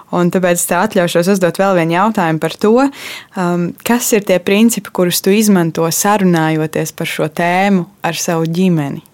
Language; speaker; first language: Latvian; native; Latvian